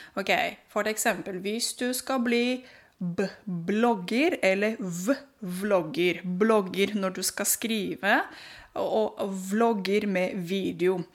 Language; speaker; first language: Norwegian; non-native, fluent; Romanian